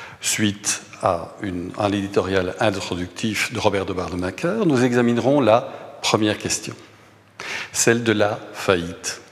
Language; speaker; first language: French; native; French